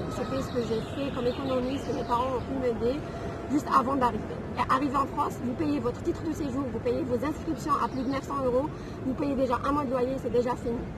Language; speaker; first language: French; non-native, local second language; Arabic